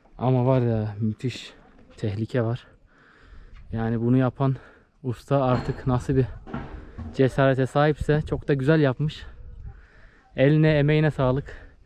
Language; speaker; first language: Turkish; native; Turkish